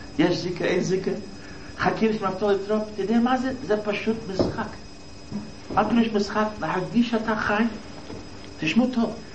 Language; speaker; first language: Hebrew; non-native, fluent; English